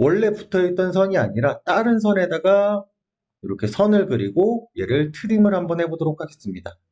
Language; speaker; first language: Korean; native; Korean